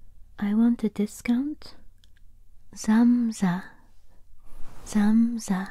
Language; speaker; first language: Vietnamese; non-native, learner; English